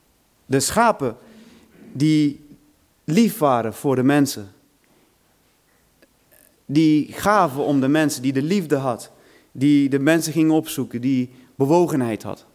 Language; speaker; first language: Dutch; non-native, fluent; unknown